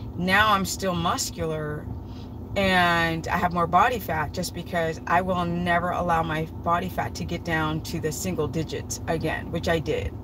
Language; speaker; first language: English; native; English